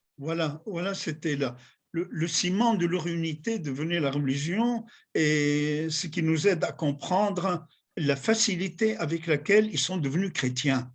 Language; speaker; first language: French; non-native, fluent; Assyrian Neo-Aramaic